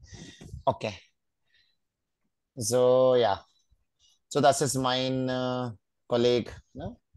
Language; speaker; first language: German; non-native, fluent; Hindi